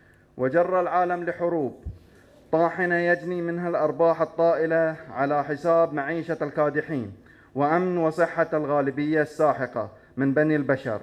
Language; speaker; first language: Arabic; native; Arabic